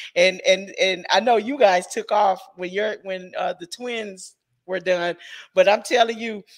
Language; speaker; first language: English; native; English